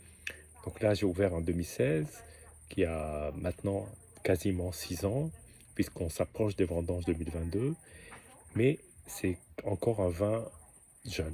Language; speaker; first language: French; native; French